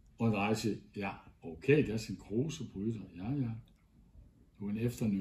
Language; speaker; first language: German; non-native, fluent; Danish